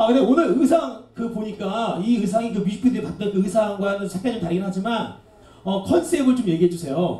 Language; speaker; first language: Korean; native; Korean